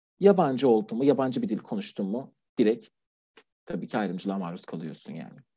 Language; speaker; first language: Turkish; non-native, fluent; Persian